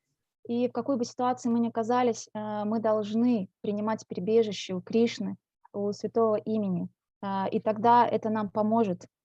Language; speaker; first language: Russian; native; Russian